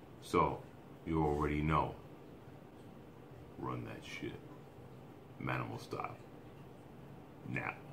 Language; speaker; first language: English; native; English